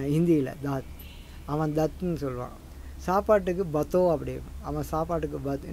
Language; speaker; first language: Tamil; native; Tamil